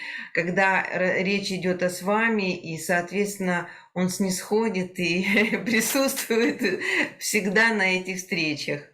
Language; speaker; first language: Russian; native; Russian